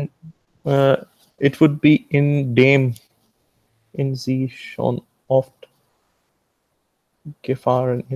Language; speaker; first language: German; non-native, learner; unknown